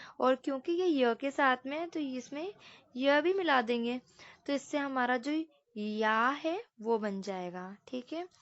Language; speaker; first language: Hindi; native; Hindi